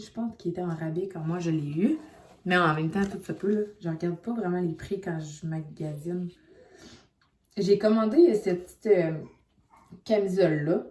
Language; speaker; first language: French; native; French